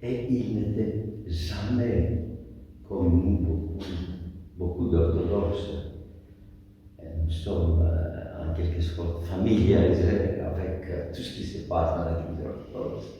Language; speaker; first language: French; non-native, fluent; Greek